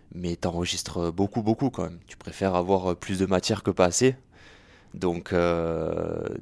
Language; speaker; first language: French; native; French